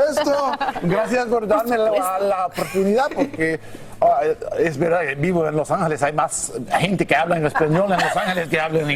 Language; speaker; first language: Spanish; non-native, learner; English